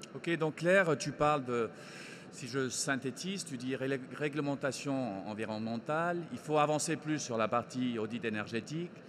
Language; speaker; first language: French; non-native, fluent; Spanish